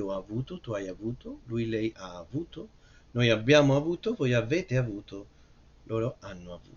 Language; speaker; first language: Italian; non-native, fluent; English